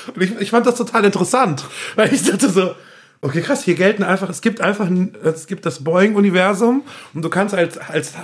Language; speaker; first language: German; native; German